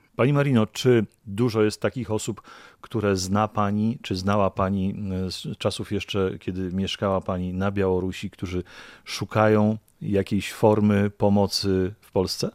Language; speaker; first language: Polish; native; Polish